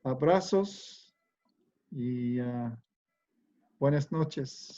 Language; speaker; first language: Spanish; non-native, fluent; English